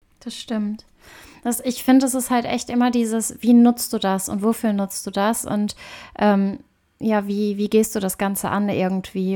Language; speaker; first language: German; native; German